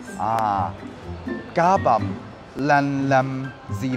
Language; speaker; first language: Korean; native; Korean